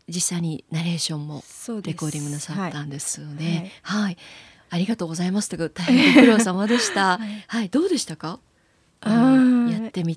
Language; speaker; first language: Japanese; native; Japanese